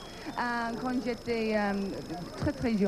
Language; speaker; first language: French; non-native, learner; English